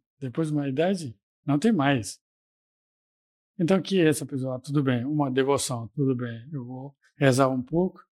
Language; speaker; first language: Portuguese; non-native, fluent; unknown